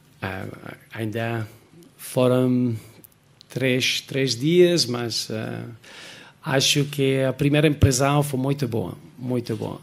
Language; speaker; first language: Portuguese; non-native, fluent; Spanish